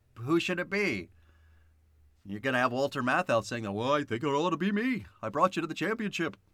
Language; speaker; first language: English; native; English